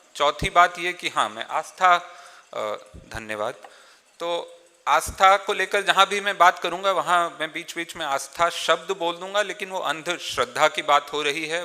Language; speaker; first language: Hindi; native; Hindi